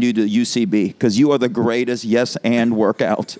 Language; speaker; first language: English; native; English